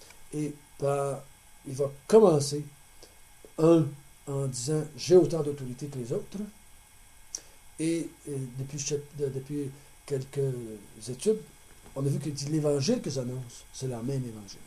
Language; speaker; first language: French; native; French